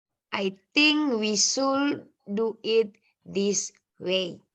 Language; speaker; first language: English; non-native, learner; Indonesian